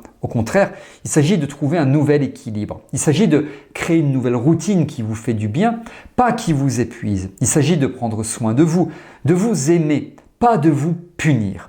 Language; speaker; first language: French; native; French